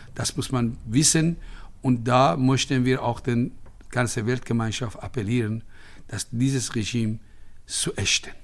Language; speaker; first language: German; non-native, fluent; Persian